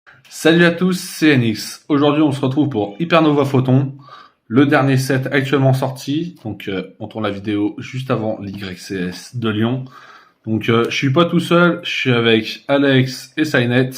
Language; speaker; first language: French; native; French